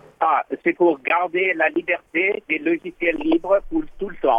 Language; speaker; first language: French; non-native, learner; English